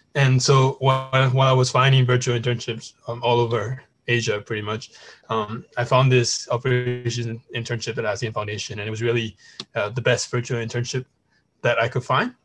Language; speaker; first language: English; non-native, fluent; Burmese